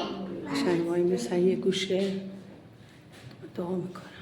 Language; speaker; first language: Persian; native; Persian